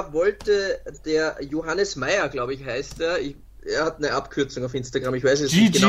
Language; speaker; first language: German; native; German